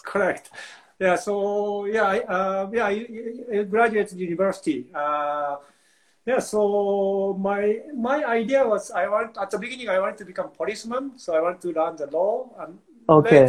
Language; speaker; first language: English; non-native, fluent; Japanese